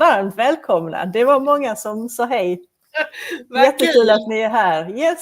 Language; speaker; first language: Swedish; native; Swedish